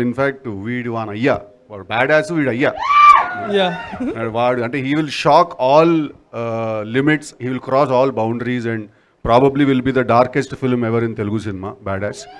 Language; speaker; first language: Telugu; native; Telugu